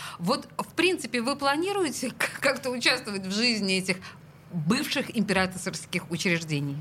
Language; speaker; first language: Russian; native; Russian